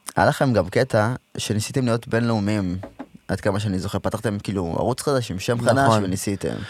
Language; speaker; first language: Hebrew; native; Hebrew